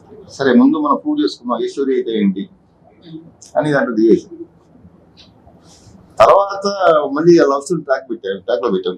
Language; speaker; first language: Telugu; native; Telugu